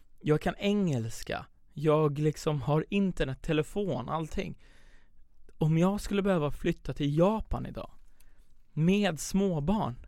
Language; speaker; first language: Swedish; early bilingual, other home language; Persian